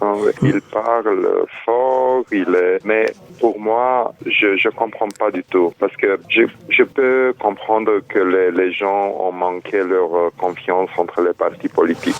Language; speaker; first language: French; non-native, fluent; Romanian